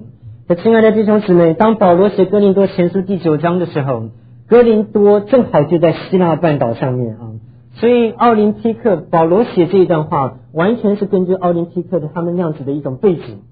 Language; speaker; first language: Chinese; native; Chinese